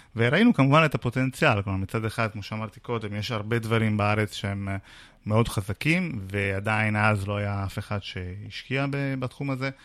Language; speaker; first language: Hebrew; non-native, fluent; Italian